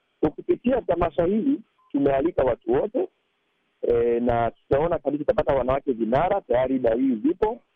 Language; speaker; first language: Swahili; native; Swahili